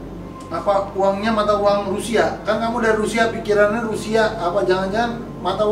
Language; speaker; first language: Indonesian; native; Indonesian